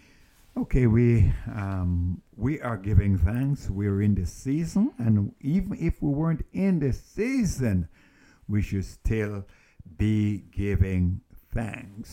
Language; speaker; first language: English; native; English